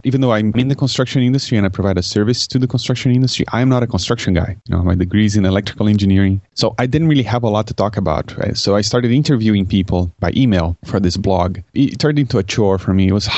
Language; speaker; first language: English; non-native, fluent; Portuguese